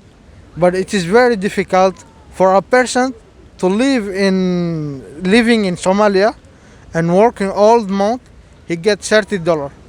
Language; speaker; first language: English; non-native, fluent; Somali